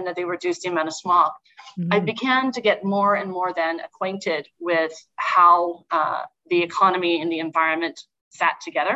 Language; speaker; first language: English; native; English